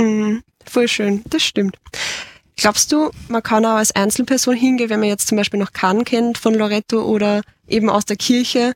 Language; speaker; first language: German; native; German